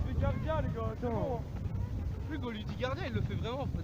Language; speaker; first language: French; native; French